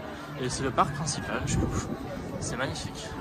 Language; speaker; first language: French; native; French